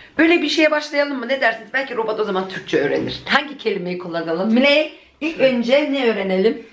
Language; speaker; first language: Turkish; early bilingual, heritage; Turkish